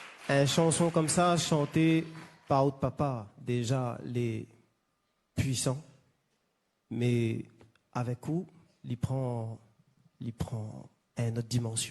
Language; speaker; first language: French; non-native, local second language; Réunion Creole French